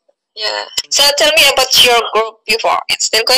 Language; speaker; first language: English; non-native, learner; Indonesian